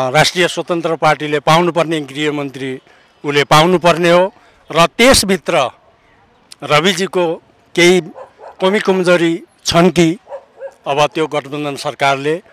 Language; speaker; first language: Nepali; native; Nepali